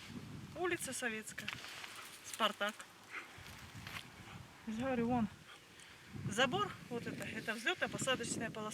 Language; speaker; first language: Russian; native; Russian